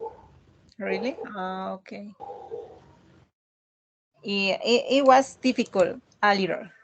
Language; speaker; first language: English; non-native, learner; Spanish